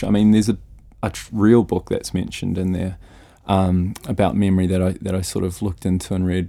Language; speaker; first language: English; native; English